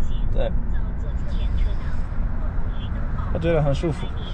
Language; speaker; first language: Chinese; non-native, fluent; English